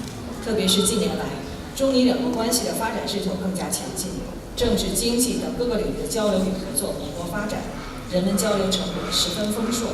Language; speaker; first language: Chinese; native; Chinese